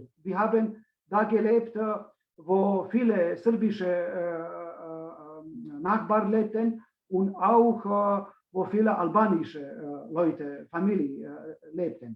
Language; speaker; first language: German; non-native, fluent; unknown